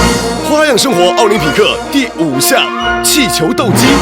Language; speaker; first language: Chinese; native; Chinese